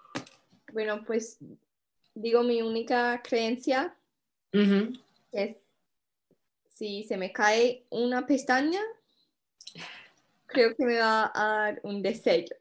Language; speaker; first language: Spanish; early bilingual, heritage; Spanish